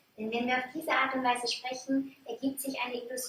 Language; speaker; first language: German; native; German